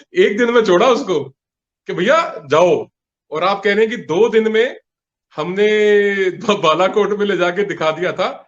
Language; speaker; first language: Hindi; non-native, local second language; Punjabi